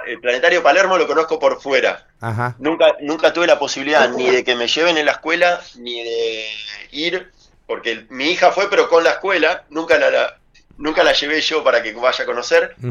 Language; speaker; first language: Spanish; native; Spanish